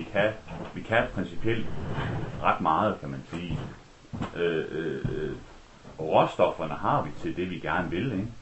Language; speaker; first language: Danish; native; Danish